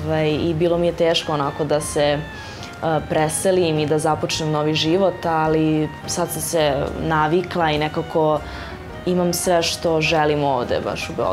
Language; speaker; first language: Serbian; early bilingual, heritage; Serbian